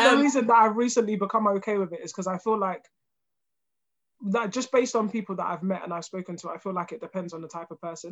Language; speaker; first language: English; early bilingual, other home language; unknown